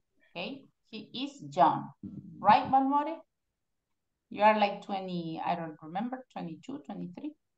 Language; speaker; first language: English; non-native, fluent; Spanish